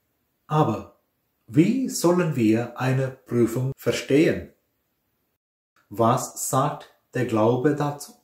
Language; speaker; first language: German; non-native, fluent; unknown